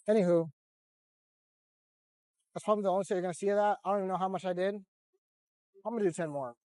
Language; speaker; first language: English; native; English